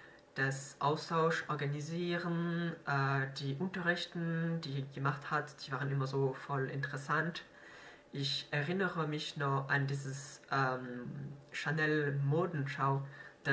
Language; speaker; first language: German; non-native, fluent; French